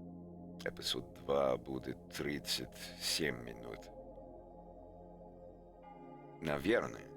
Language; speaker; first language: Russian; non-native, learner; English